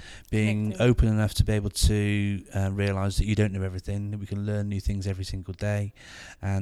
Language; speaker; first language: English; native; English